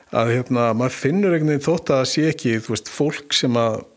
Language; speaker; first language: Icelandic; native; Icelandic